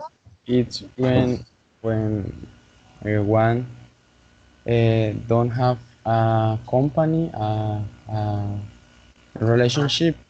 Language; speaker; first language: English; non-native, learner; Spanish